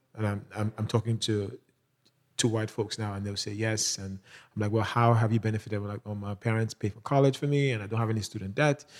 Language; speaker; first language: English; non-native, local second language; Yoruba